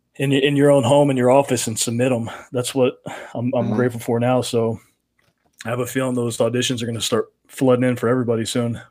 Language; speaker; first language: English; native; English